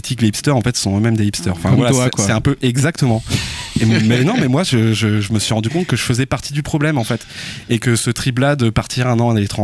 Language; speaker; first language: French; native; French